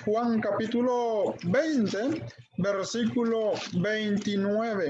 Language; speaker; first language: Spanish; native; Spanish